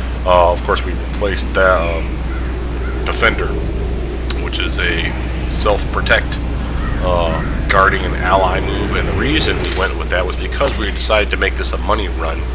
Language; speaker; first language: English; native; English